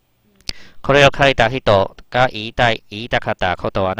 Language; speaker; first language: Japanese; non-native, fluent; Chinese